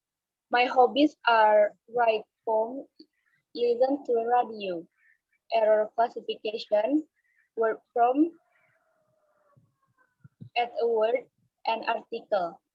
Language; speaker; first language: English; non-native, learner; Indonesian